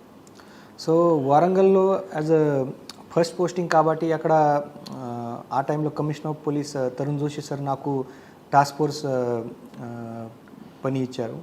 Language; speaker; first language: Telugu; non-native, learner; Marathi